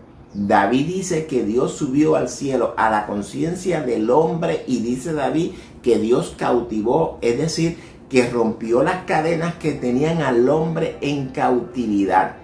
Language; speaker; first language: Spanish; native; Spanish